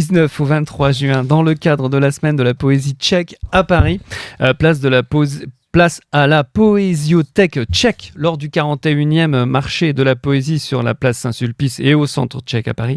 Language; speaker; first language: French; native; French